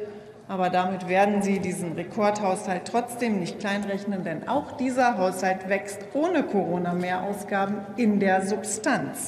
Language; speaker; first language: German; native; German